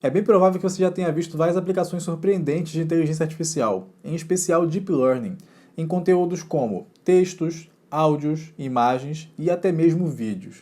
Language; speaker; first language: Portuguese; native; Portuguese